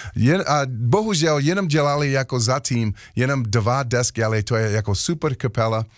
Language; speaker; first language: Czech; non-native, learner; English